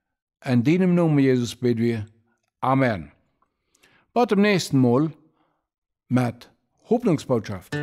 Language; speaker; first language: German; non-native, local second language; Plautdietsch